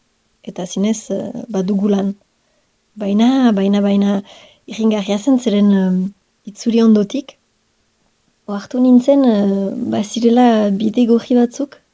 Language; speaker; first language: Basque; non-native, local second language; French